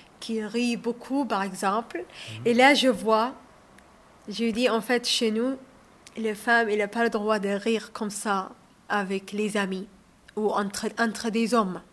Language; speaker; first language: French; non-native, learner; Somali